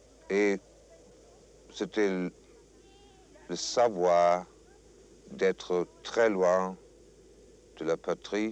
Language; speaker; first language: French; non-native, fluent; German